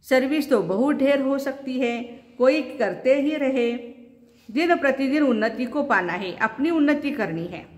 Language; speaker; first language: Hindi; non-native, local second language; Marathi